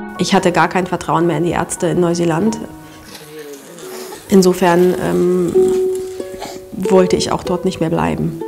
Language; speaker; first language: German; native; German